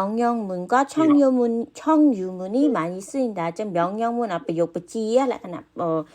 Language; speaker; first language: Korean; non-native, fluent; Khmer